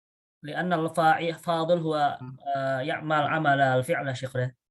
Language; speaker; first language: Arabic; non-native, learner; Indonesian